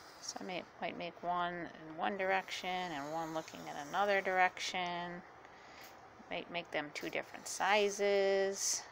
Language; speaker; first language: English; native; English